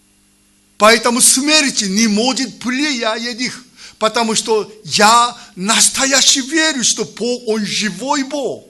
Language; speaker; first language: Russian; non-native, learner; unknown